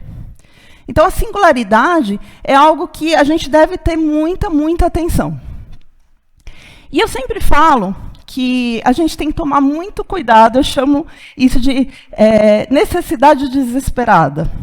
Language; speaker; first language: Portuguese; native; Portuguese